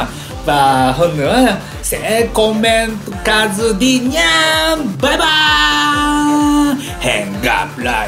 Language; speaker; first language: Vietnamese; non-native, learner; Japanese